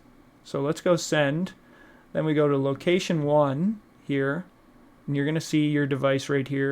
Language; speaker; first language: English; native; English